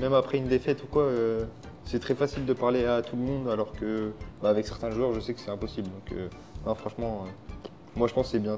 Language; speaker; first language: French; native; French